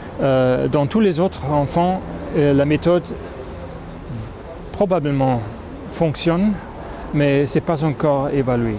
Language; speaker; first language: French; non-native, fluent; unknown